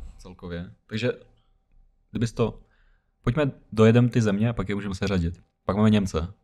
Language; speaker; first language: Czech; early bilingual, other home language; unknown